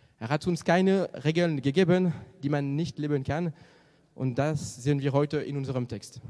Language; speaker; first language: German; non-native, fluent; French